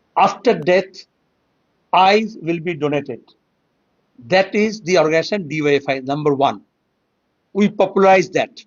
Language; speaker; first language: English; non-native, local second language; Bangla